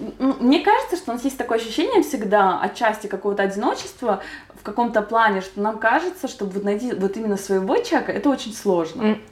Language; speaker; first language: Russian; native; Russian